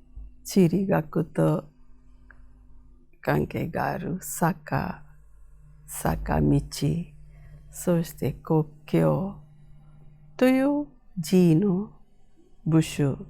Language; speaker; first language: Japanese; non-native, fluent; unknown